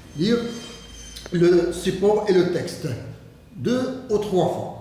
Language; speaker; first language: French; non-native, local second language; Arabic